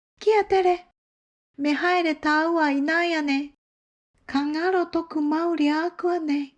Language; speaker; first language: Māori; non-native, learner; Japanese